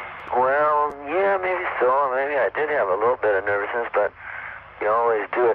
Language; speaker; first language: English; native; English